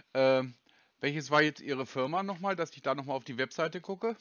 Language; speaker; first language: German; native; German